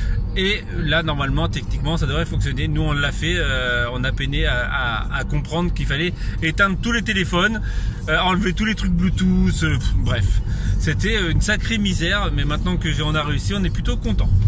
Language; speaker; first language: French; native; French